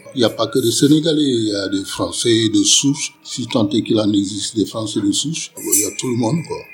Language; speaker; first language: French; non-native, local second language; Wolof